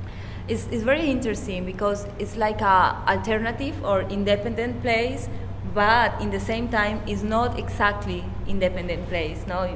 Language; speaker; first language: English; non-native, learner; Spanish